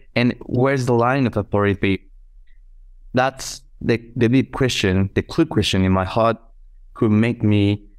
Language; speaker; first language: English; non-native, fluent; Spanish